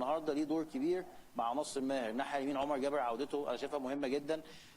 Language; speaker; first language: Arabic; native; Arabic